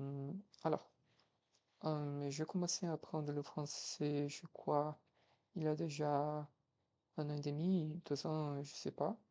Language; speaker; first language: French; non-native, fluent; Portuguese